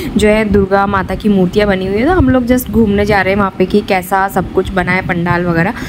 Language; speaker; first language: Hindi; non-native, local second language; Bangla